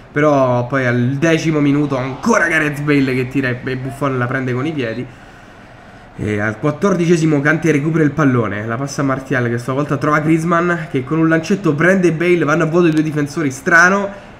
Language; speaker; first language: Italian; native; Italian